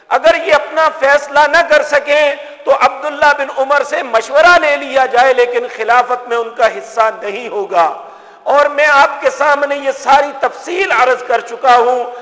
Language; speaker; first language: Urdu; non-native, local second language; Punjabi